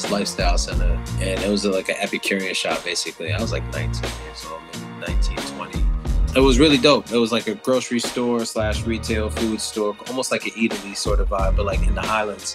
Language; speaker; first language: English; native; English